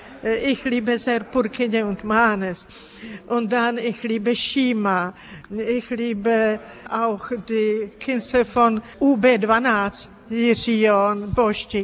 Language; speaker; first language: German; non-native, learner; Czech